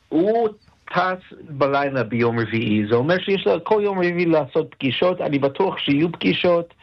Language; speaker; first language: Hebrew; non-native, fluent; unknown